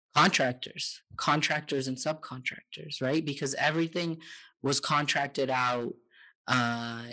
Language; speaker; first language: English; native; English